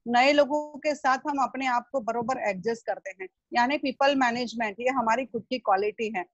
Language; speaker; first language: Hindi; non-native, local second language; Gujarati